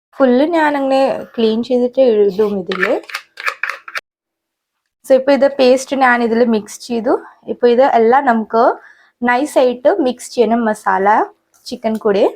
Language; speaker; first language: Malayalam; non-native, local second language; Hindi